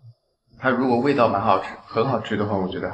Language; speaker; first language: Chinese; native; Chinese